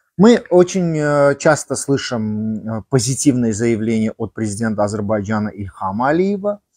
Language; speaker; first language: Russian; non-native, local second language; Armenian